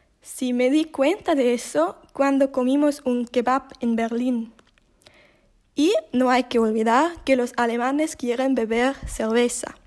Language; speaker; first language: Spanish; non-native, learner; Swiss German